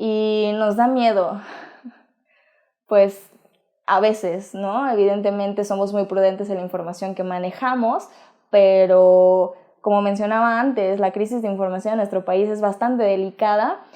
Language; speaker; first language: Spanish; native; Spanish